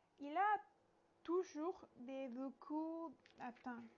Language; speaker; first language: French; non-native, learner; Italian